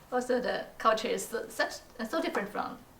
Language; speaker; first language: English; non-native, learner; Chinese